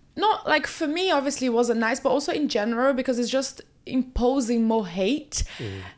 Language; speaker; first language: English; early bilingual, other home language; Portuguese